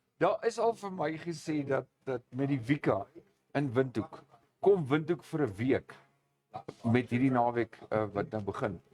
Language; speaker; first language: Afrikaans; native; Afrikaans